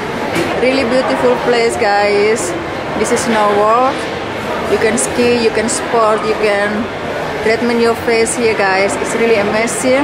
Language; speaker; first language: English; non-native, learner; Indonesian